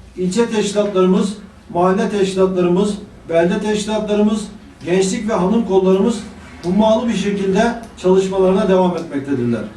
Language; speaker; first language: Turkish; native; Turkish